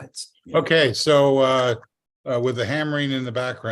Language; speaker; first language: English; native; English